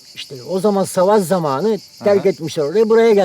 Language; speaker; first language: Turkish; native; Turkish